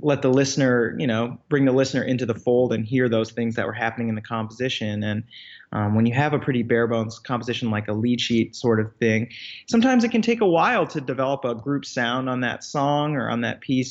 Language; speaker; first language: English; native; English